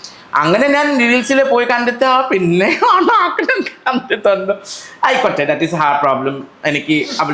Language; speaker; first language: Malayalam; non-native, fluent; Assamese